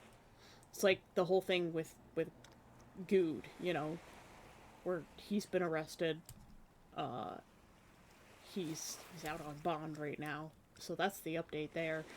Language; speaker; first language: English; native; English